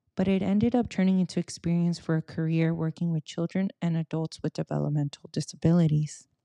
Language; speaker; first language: English; early bilingual, other home language; Spanish